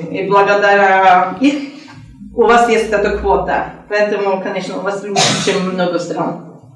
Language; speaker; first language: Russian; non-native, learner; Norwegian